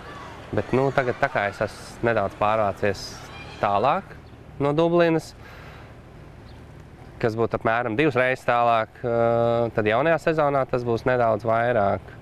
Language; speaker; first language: Latvian; native; Latvian